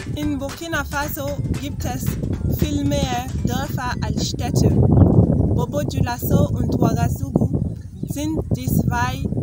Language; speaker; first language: German; non-native, learner; Mossi